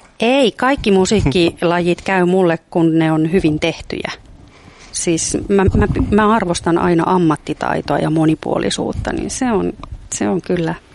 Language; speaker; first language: Finnish; native; Finnish